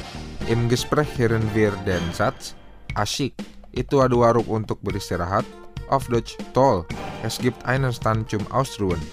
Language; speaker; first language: German; non-native, fluent; Indonesian